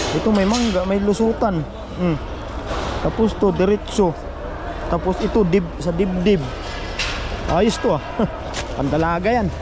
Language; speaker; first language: Filipino; native; Filipino